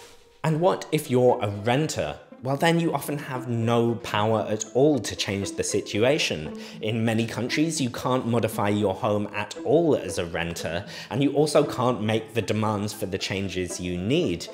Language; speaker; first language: English; native; English